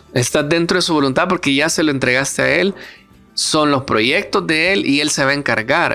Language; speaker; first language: Spanish; native; Spanish